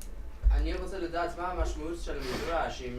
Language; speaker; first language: Hebrew; non-native, learner; English